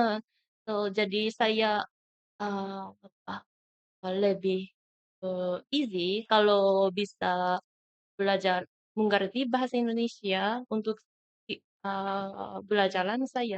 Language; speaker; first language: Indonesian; non-native, learner; Japanese